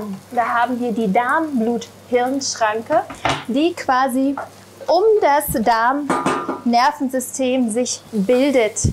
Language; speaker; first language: German; native; German